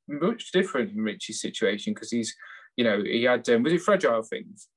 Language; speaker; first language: English; native; English